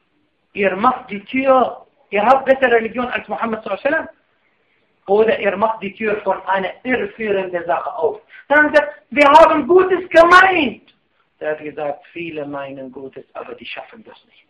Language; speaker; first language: German; non-native, fluent; Arabic